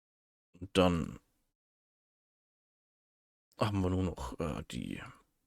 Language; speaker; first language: German; native; German